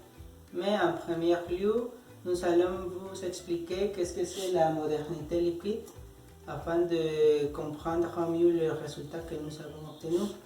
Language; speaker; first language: French; non-native, learner; Spanish